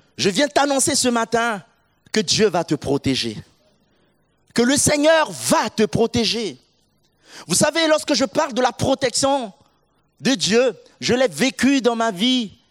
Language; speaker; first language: French; non-native, local second language; Sango